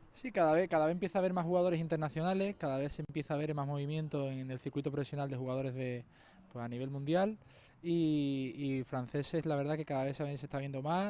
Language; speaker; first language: Spanish; native; Spanish